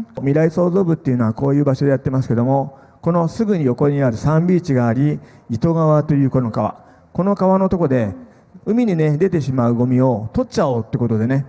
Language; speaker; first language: Japanese; native; Japanese